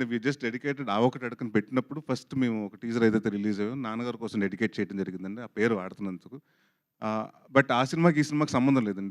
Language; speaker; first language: Telugu; native; Telugu